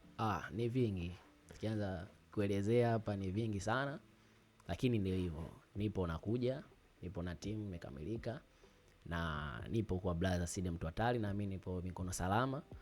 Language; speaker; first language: Swahili; native; Swahili